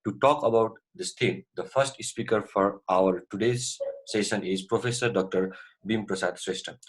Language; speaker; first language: English; non-native, local second language; Nepali